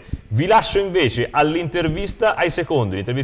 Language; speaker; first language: Italian; native; Italian